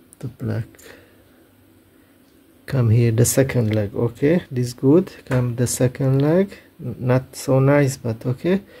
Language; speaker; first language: English; non-native, learner; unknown